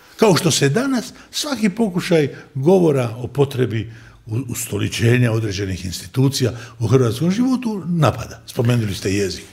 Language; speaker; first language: Croatian; native; Croatian